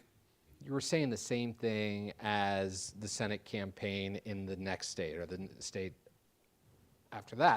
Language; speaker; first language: English; native; English